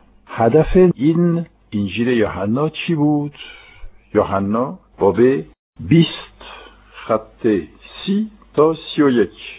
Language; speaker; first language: Persian; non-native, fluent; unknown